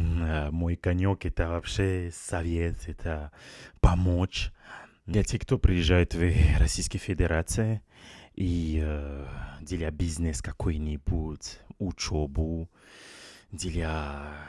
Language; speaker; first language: Russian; non-native, learner; French